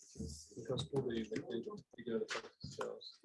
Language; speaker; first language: Danish; non-native, learner; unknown